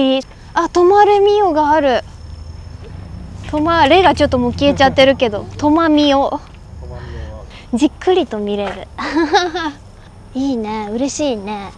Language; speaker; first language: Japanese; native; Japanese